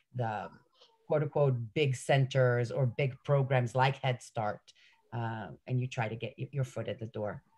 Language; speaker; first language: English; non-native, fluent; Hebrew